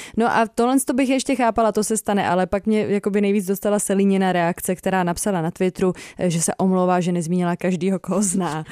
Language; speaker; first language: Czech; native; Czech